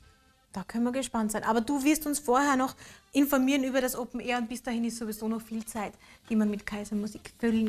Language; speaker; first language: German; native; German